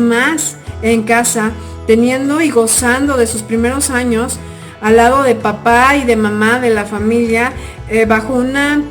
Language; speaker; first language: Spanish; native; Spanish